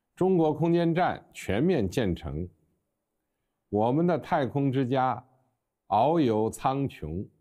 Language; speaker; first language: Chinese; native; Chinese